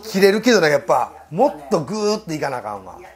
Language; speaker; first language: Japanese; native; Japanese